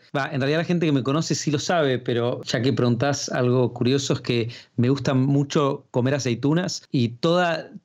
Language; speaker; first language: Spanish; native; Spanish